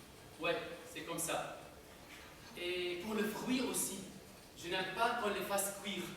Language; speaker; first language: French; non-native, local second language; Arabic